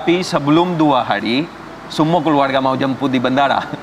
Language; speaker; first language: Indonesian; non-native, fluent; Hindi